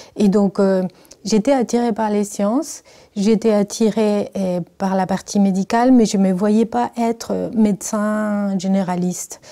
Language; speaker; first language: French; non-native, fluent; Spanish